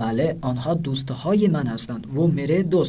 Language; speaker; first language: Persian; non-native, fluent; Urdu